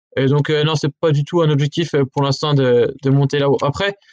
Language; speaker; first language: French; native; French